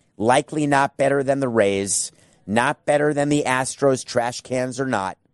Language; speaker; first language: English; native; English